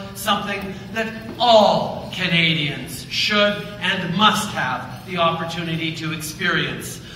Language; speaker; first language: English; early bilingual, other home language; French